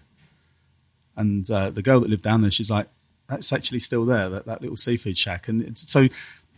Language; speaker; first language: English; native; English